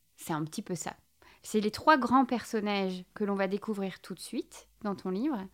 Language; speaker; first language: French; native; French